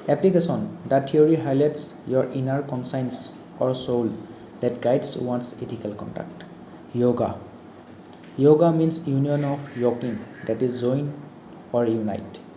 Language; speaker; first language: English; non-native, local second language; Assamese